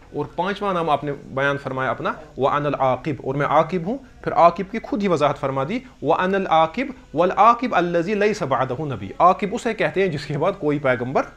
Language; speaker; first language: Urdu; non-native, local second language; Kashmiri